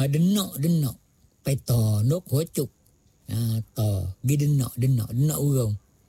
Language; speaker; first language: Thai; non-native, local second language; Pattani Malay